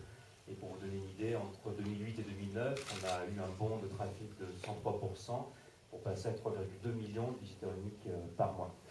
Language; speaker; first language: French; native; French